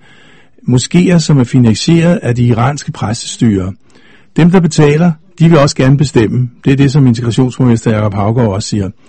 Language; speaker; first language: Danish; native; Danish